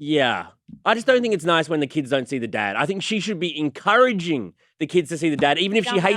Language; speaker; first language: English; native; English